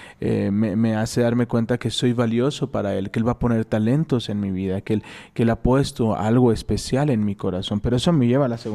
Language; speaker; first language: Spanish; native; Spanish